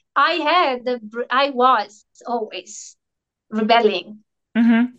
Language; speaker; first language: English; non-native, fluent; Italian